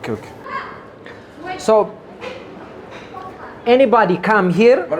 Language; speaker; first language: English; non-native, learner; Amharic